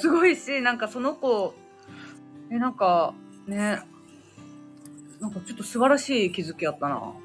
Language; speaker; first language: Japanese; native; Japanese